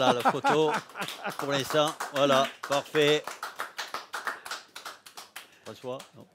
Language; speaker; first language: French; native; French